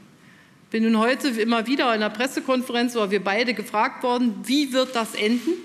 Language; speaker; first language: German; native; German